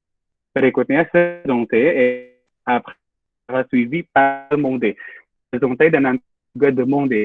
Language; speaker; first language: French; non-native, fluent; Indonesian